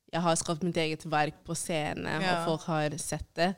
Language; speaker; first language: Norwegian; early bilingual, other home language; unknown